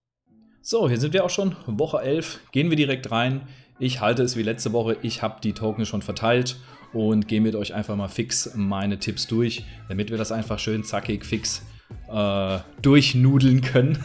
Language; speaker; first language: German; native; German